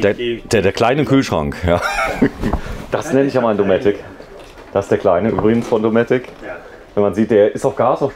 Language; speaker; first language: German; native; German